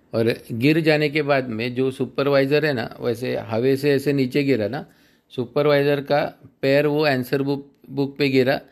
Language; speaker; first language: Hindi; non-native, local second language; Marathi